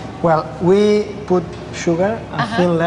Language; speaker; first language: English; non-native, learner; Spanish